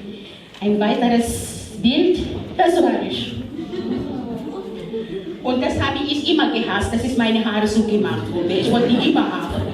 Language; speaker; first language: German; non-native, fluent; Arabic